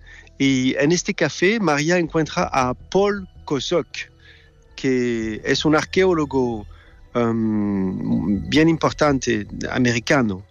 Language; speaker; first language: Spanish; non-native, fluent; French